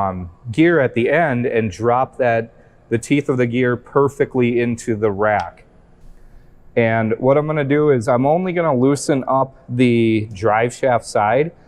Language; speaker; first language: English; native; English